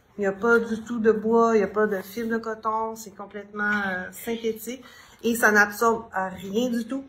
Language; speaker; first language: French; native; French